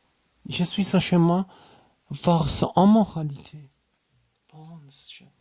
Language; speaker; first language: French; non-native, learner; German